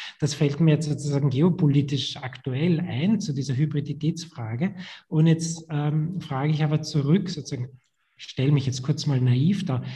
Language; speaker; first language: German; native; German